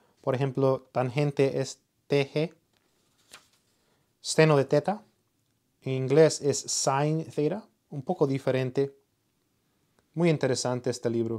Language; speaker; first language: Spanish; early bilingual, heritage; Spanish